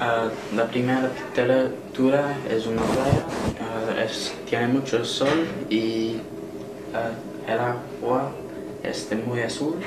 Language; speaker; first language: Spanish; non-native, learner; English